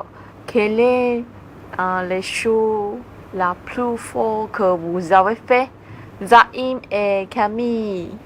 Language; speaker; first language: French; non-native, learner; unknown